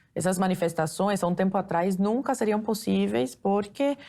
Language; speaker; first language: Portuguese; early bilingual, other home language; Spanish